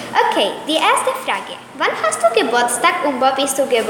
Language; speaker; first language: German; non-native, learner; Spanish